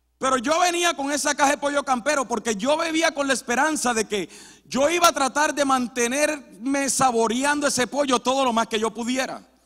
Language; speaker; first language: Spanish; early bilingual, heritage; Spanish